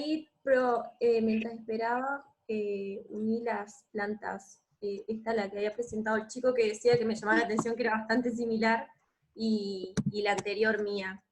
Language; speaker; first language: Spanish; native; Spanish